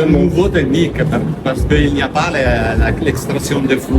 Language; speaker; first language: French; non-native, learner; Italian